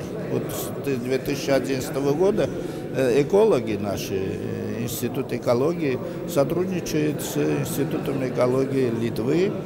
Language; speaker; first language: Russian; non-native, fluent; Armenian